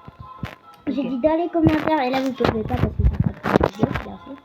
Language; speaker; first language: French; native; French